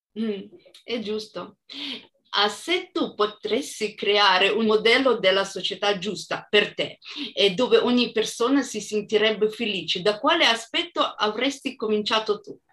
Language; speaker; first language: Italian; non-native, fluent; Russian